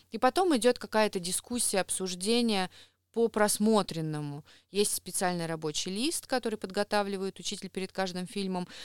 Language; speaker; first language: Russian; native; Russian